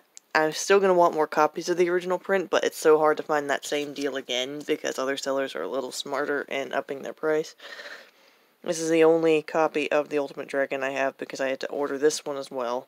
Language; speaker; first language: English; native; English